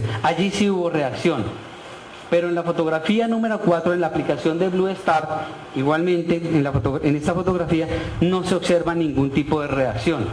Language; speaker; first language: Spanish; native; Spanish